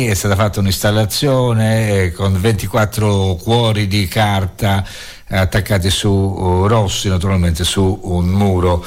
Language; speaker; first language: Italian; native; Italian